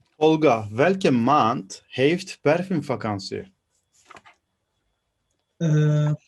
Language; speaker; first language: Dutch; non-native, fluent; Turkish